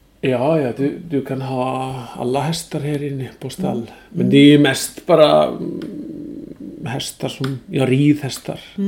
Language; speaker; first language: Swedish; non-native, fluent; Icelandic